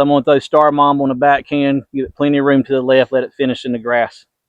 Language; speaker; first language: English; native; English